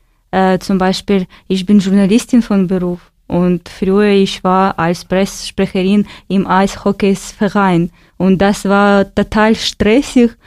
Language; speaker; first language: German; non-native, learner; Ukrainian